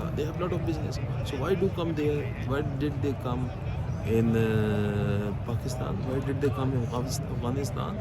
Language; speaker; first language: English; non-native, learner; Urdu